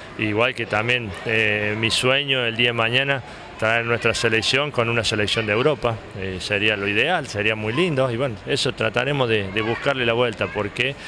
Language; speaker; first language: Spanish; native; Spanish